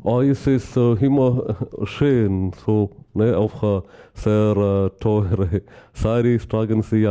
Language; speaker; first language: German; non-native, learner; Malayalam